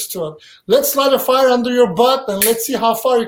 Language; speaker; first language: English; non-native, fluent; Turkish